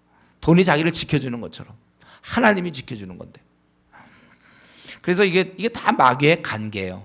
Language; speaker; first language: Korean; native; Korean